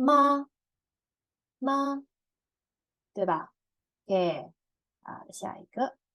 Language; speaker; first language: Chinese; non-native, fluent; Indonesian